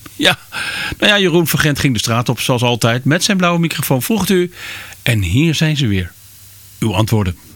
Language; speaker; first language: Dutch; native; Dutch